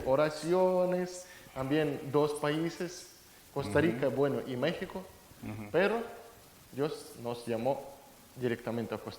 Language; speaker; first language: Spanish; non-native, fluent; Russian